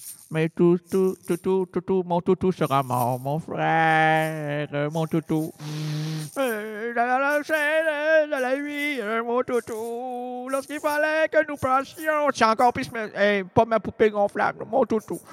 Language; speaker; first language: French; native; French